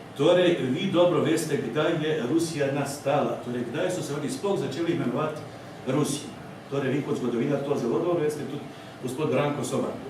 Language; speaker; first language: Slovenian; non-native, fluent; Ukrainian